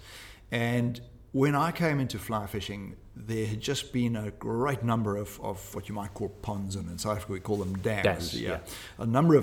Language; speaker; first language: English; native; English